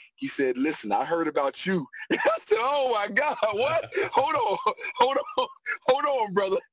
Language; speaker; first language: English; native; English